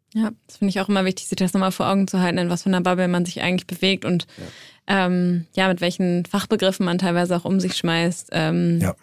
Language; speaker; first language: German; native; German